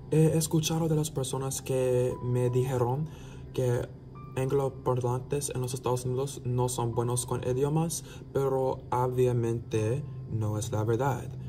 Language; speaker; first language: Spanish; non-native, learner; English